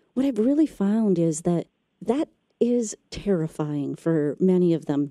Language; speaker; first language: English; native; English